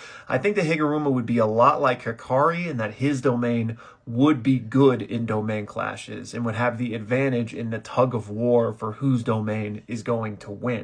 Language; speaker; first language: English; native; English